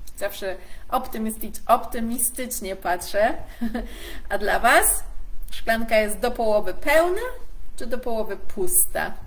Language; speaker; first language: Polish; native; Polish